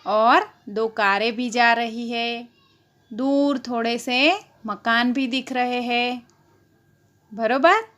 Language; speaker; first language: Hindi; non-native, local second language; Gujarati